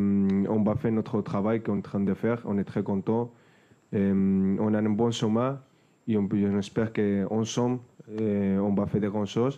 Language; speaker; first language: French; non-native, fluent; Spanish